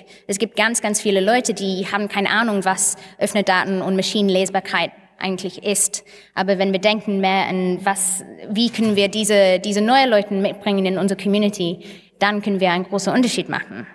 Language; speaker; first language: German; non-native, fluent; English